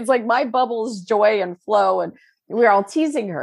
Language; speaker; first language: English; native; English